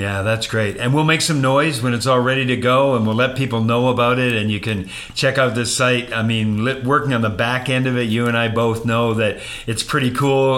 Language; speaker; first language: English; native; English